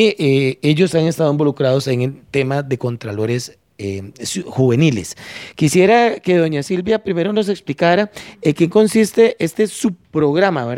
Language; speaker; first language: Spanish; native; Spanish